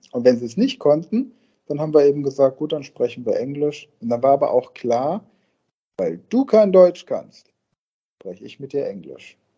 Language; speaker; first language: German; native; German